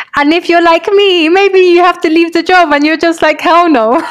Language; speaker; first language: English; native; English